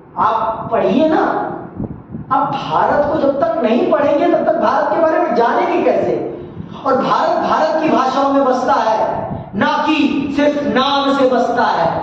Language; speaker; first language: Hindi; native; Hindi